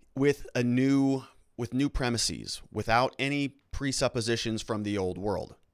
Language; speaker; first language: English; native; English